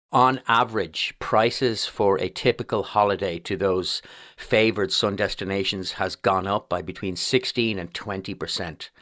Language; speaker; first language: English; native; English